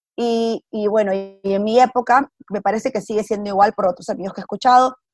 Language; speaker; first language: Spanish; native; Spanish